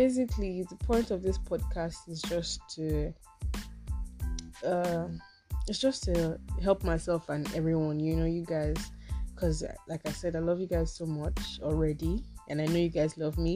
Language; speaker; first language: English; non-native, local second language; Yoruba